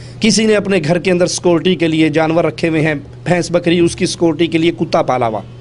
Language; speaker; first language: Urdu; native; Urdu